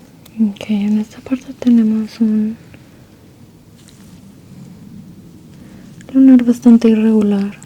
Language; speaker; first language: Spanish; early bilingual, heritage; Spanish